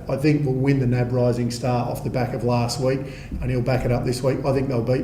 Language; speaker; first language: English; native; English